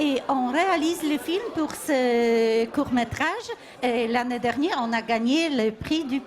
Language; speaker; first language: French; non-native, fluent; Polish